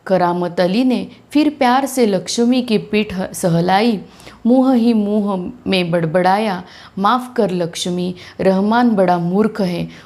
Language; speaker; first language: Hindi; non-native, local second language; Marathi